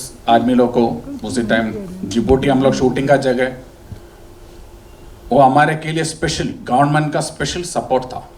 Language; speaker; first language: Hindi; non-native, local second language; Malayalam